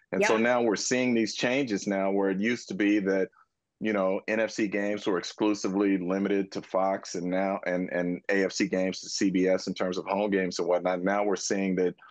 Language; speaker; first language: English; native; English